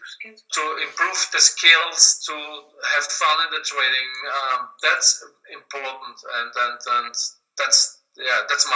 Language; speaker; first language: English; non-native, learner; German